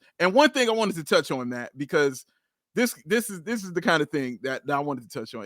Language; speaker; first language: English; native; English